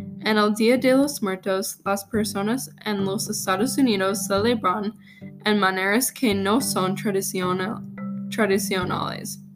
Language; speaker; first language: Spanish; non-native, learner; English